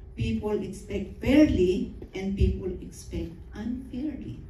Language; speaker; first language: English; non-native, local second language; Filipino